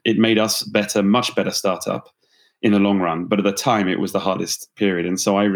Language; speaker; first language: English; native; English